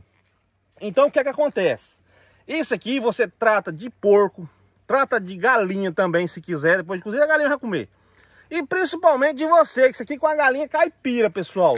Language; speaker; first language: Portuguese; native; Portuguese